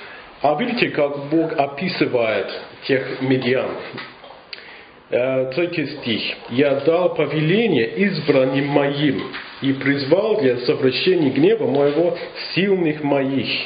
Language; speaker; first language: Russian; non-native, fluent; English